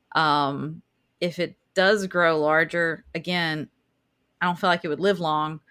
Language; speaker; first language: English; native; English